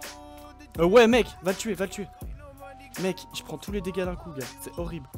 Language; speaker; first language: French; native; French